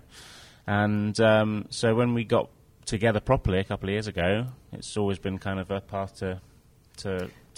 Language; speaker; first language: English; native; English